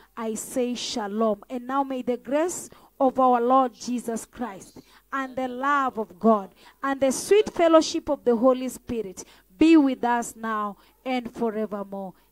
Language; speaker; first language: English; non-native, local second language; Swahili